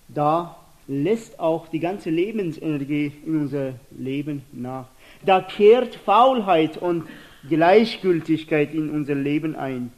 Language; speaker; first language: German; non-native, fluent; Persian